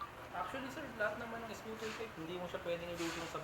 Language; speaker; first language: Filipino; native; Filipino